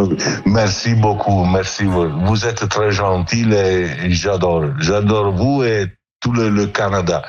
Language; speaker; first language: French; non-native, learner; Italian